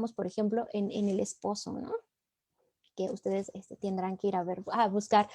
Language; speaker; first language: Spanish; native; Spanish